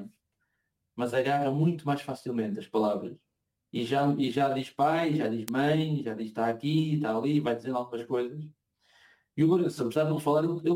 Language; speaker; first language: Portuguese; native; Portuguese